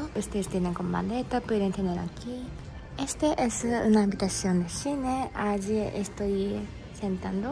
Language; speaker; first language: Spanish; non-native, learner; Japanese